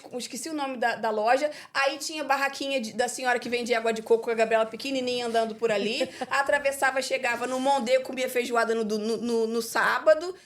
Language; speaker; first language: Portuguese; native; Portuguese